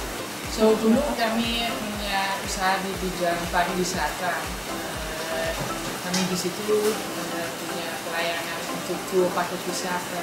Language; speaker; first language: Indonesian; non-native, fluent; Dutch